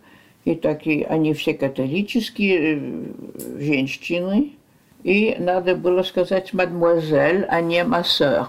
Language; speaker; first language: Russian; early bilingual, heritage; French